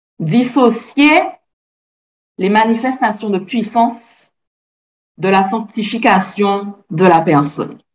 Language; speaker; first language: French; native; French